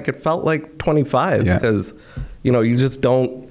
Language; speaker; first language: English; non-native, local second language; Hindi